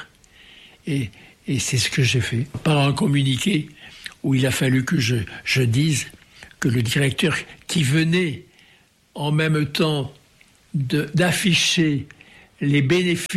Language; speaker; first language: French; native; French